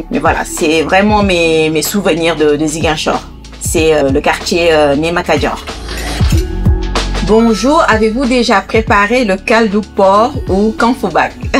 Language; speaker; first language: French; non-native, local second language; Wolof